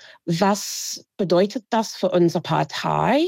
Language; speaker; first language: German; non-native, fluent; English